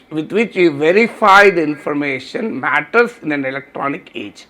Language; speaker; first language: English; non-native, local second language; Telugu